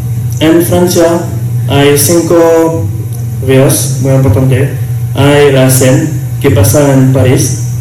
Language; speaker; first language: Spanish; non-native, learner; French